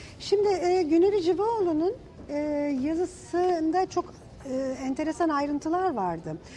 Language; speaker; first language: Turkish; native; Turkish